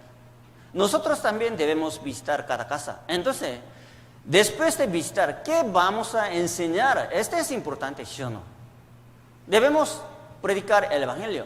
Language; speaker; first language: Spanish; non-native, learner; Korean